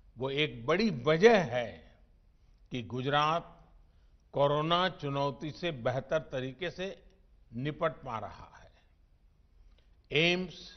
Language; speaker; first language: Hindi; non-native, local second language; Gujarati